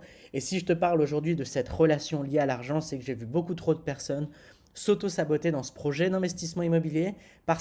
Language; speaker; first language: French; native; French